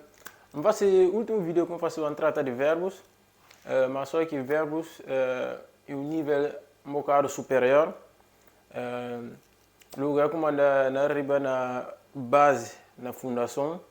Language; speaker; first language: Portuguese; non-native, local second language; Upper Guinea Crioulo